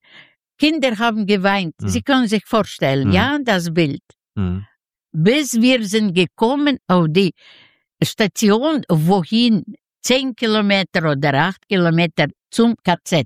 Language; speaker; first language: German; non-native, learner; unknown